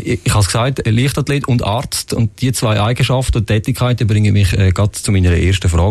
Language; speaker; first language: German; native; German